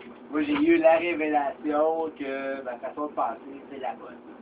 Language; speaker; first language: French; native; French